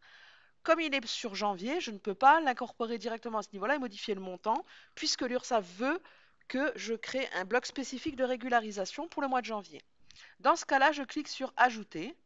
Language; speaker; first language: French; native; French